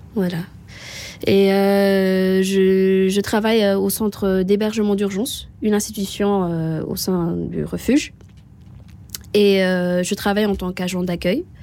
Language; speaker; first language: French; non-native, local second language; Malagasy